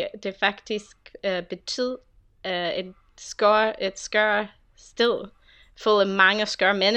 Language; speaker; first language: Danish; non-native, fluent; English